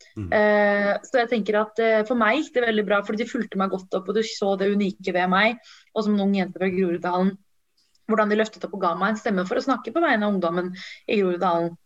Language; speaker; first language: Norwegian; early bilingual, other home language; Tamil